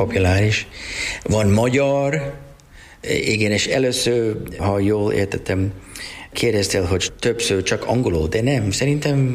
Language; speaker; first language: Hungarian; non-native, learner; English